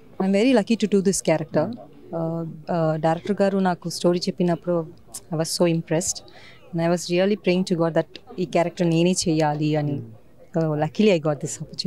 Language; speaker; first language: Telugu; non-native, local second language; Tamil